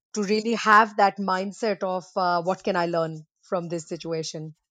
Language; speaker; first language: English; non-native, local second language; Hindi